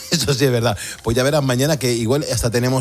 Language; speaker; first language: Spanish; native; Spanish